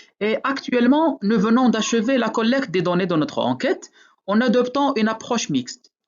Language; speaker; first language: French; non-native, local second language; Arabic